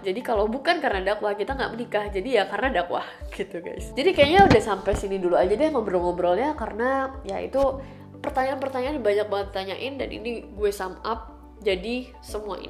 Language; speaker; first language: Indonesian; native; Indonesian